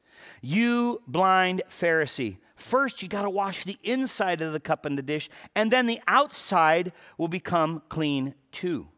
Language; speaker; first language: English; native; English